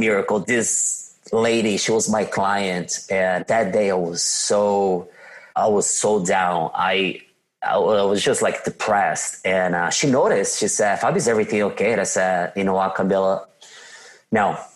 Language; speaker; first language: English; non-native, fluent; Portuguese